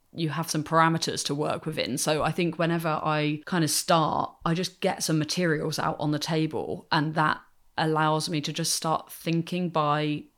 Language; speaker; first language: English; native; English